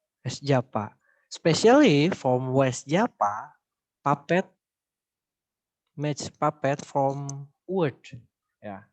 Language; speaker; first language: English; non-native, learner; Indonesian